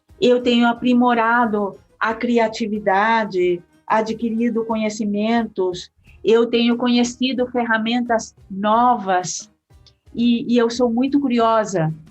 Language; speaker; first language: Portuguese; early bilingual, heritage; Portuguese